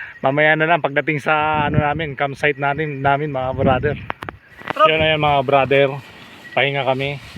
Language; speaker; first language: Filipino; native; Filipino